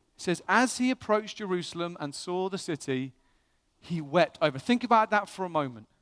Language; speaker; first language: English; native; English